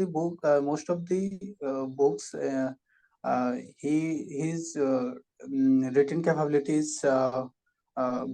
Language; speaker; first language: English; non-native, learner; Bangla